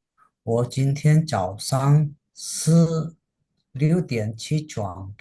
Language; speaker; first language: Chinese; non-native, learner; Indonesian